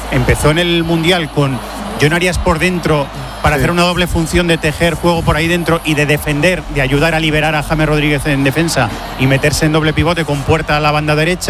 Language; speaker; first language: Spanish; native; Spanish